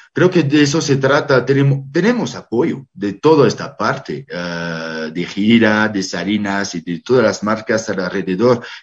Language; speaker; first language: Spanish; non-native, fluent; French